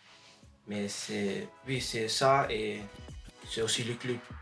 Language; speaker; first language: French; non-native, learner; Dutch